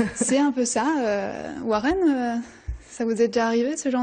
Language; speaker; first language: French; native; French